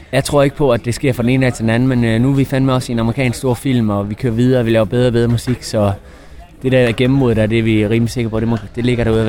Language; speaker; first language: Danish; native; Danish